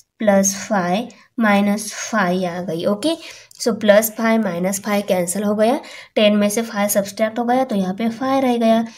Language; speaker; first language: Hindi; non-native, local second language; Marathi